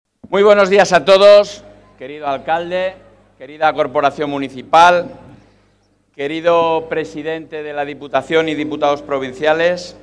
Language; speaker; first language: Spanish; native; Spanish